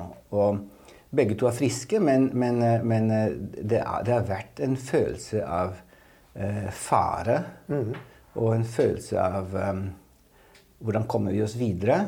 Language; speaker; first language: Norwegian; non-native, fluent; Italian